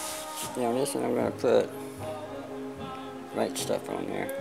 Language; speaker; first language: English; native; English